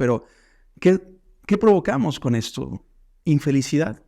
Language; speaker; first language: Spanish; native; Spanish